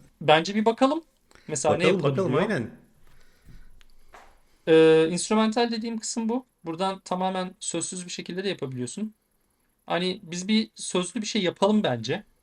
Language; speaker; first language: Turkish; native; Turkish